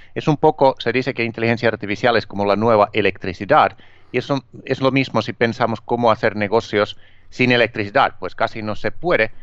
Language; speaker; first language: Spanish; non-native, fluent; Finnish